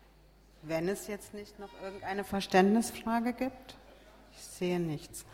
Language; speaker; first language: German; native; German